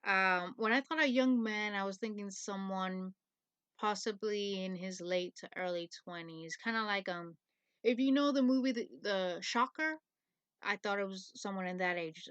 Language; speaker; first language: English; native; English